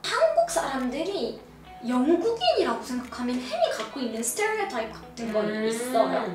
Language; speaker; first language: Korean; non-native, fluent; Arabic